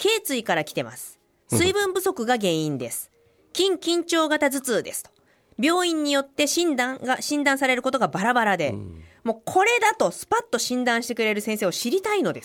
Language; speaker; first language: Japanese; native; Japanese